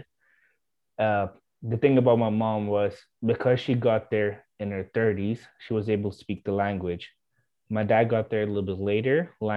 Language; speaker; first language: English; non-native, fluent; Swedish